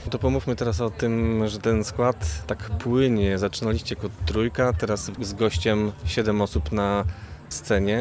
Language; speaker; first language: Polish; native; Polish